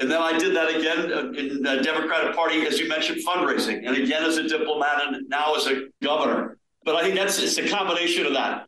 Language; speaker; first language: English; native; English